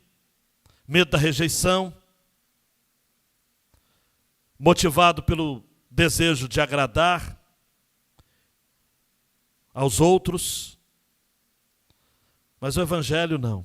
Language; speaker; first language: Portuguese; native; Portuguese